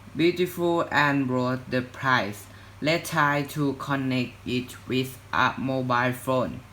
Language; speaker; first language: English; non-native, learner; Thai